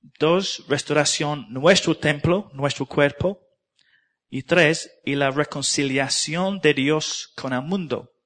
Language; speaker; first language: Spanish; non-native, learner; English